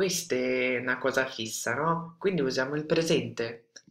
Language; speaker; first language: Italian; non-native, fluent; English